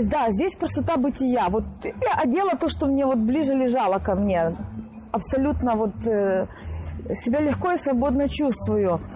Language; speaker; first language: Russian; native; Russian